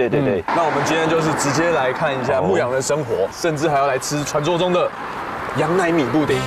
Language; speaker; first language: Chinese; native; Chinese